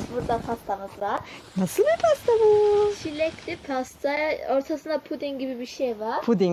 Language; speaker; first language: Turkish; early bilingual, heritage; Turkish